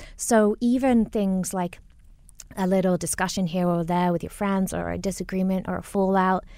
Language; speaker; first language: English; native; English